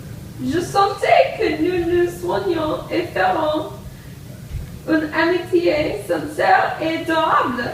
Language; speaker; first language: French; non-native, learner; English